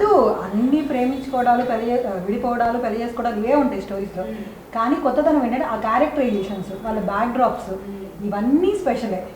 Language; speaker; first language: Telugu; native; Telugu